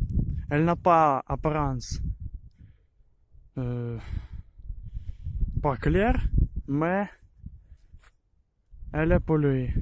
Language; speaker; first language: French; non-native, learner; Ukrainian